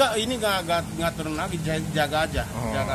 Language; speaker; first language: Indonesian; non-native, fluent; Japanese